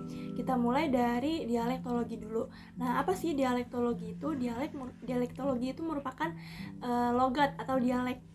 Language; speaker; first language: Indonesian; native; Indonesian